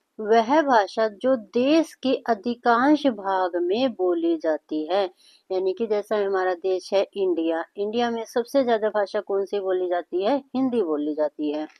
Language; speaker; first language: Hindi; native; Hindi